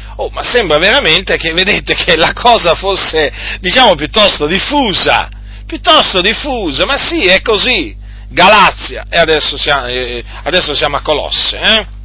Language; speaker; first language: Italian; native; Italian